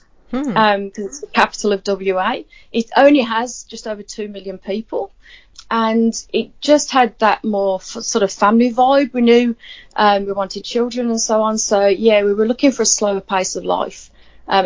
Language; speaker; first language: English; native; English